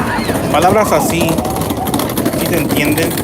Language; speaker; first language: Spanish; early bilingual, heritage; Spanish